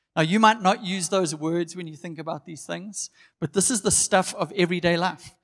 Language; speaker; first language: English; native; English